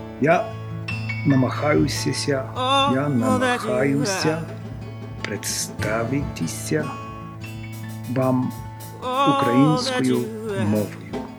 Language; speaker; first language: Ukrainian; non-native, learner; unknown